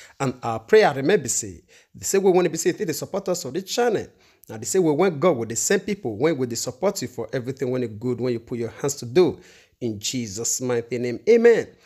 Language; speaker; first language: Nigerian Pidgin; non-native, local second language; Igbo